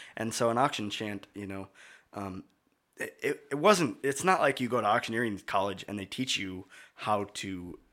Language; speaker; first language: English; native; English